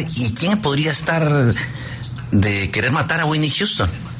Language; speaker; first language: Spanish; native; Spanish